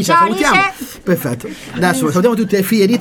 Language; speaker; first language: Italian; native; Italian